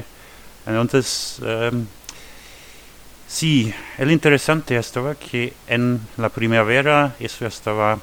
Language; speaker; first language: Spanish; non-native, learner; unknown